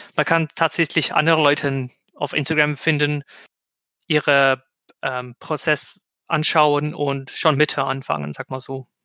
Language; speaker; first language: German; non-native, fluent; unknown